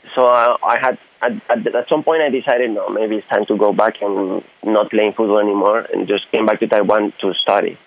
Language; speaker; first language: English; non-native, fluent; Spanish